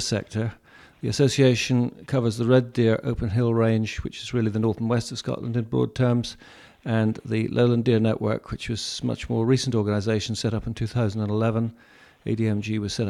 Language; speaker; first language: English; native; English